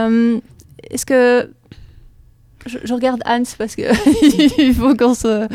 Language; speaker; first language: French; native; French